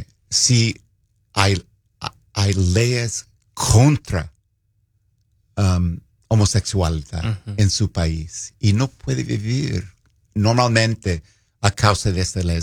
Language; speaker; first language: Spanish; non-native, fluent; English